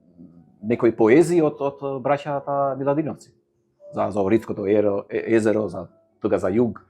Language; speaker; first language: Macedonian; non-native, fluent; Albanian